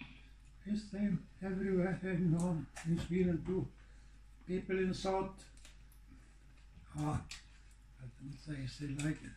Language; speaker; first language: English; non-native, learner; Swedish